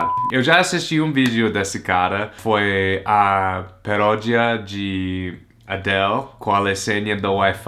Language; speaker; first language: Portuguese; non-native, learner; English